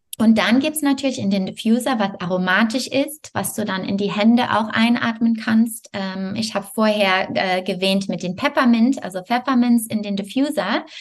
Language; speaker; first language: German; non-native, fluent; French